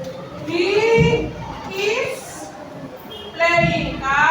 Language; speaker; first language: English; non-native, learner; Indonesian